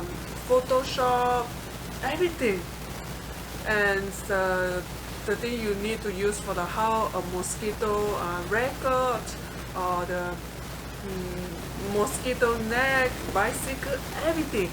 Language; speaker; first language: English; non-native, fluent; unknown